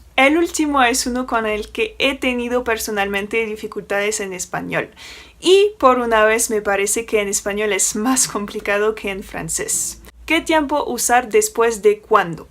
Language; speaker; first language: Spanish; non-native, fluent; French